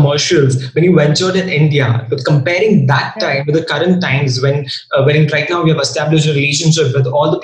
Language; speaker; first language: English; non-native, local second language; Hindi